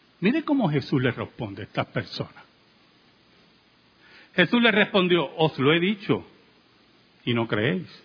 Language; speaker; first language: Spanish; native; Spanish